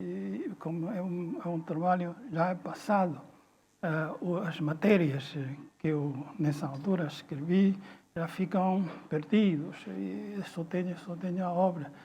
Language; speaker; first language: Portuguese; non-native, fluent; Chinese